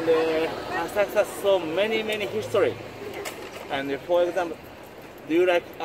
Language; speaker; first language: English; non-native, learner; Japanese